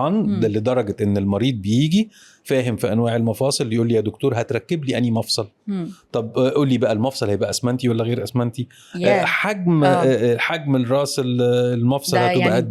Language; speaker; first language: Arabic; native; Arabic